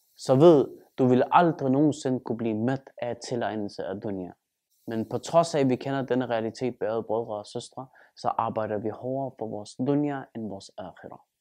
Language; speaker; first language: Danish; early bilingual, other home language; Turkish